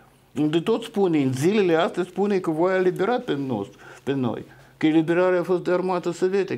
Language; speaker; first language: Romanian; non-native, local second language; Russian